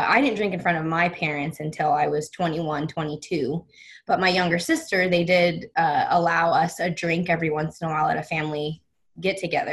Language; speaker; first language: English; native; English